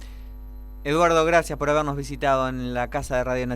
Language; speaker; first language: Spanish; native; Spanish